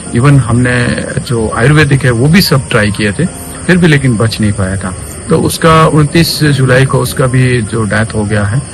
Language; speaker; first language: Hindi; non-native, local second language; Gujarati